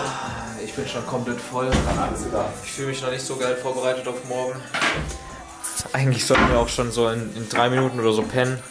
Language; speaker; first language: German; native; German